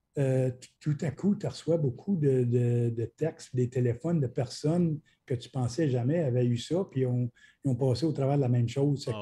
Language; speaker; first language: French; native; French